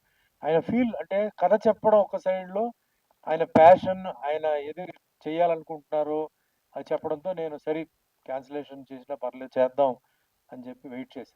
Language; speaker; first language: Telugu; native; Telugu